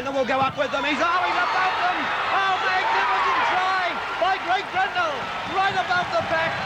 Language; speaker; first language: English; native; English